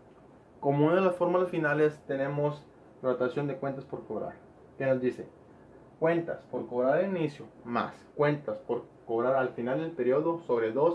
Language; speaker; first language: Spanish; native; Spanish